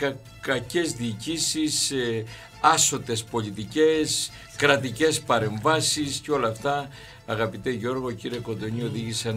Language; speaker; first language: Greek; native; Greek